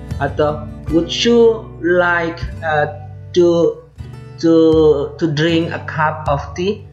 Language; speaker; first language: English; non-native, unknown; Indonesian